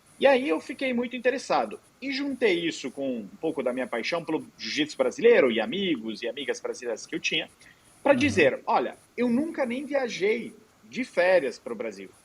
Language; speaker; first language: Portuguese; non-native, fluent; Italian